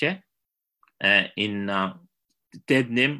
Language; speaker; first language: English; non-native, learner; Yoruba